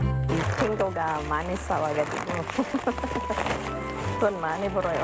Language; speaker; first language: Korean; non-native, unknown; Filipino